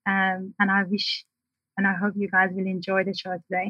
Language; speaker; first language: English; non-native, fluent; Persian